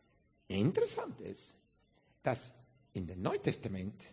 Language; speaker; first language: German; non-native, fluent; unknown